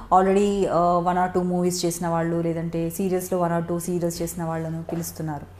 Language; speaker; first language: Telugu; native; Telugu